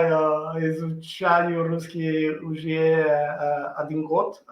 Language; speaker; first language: Russian; non-native, learner; Italian